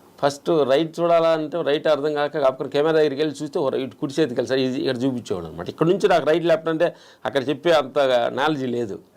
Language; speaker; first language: Telugu; native; Telugu